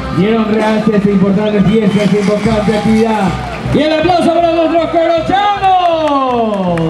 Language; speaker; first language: Spanish; native; Spanish